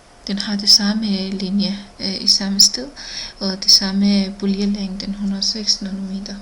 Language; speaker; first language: Danish; non-native, learner; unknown